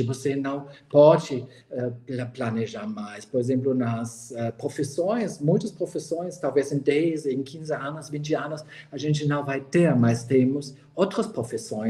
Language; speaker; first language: Portuguese; non-native, fluent; German